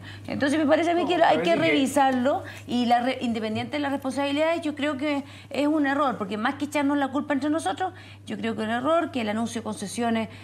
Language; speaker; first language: Spanish; native; Spanish